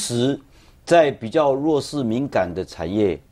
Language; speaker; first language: Chinese; native; Chinese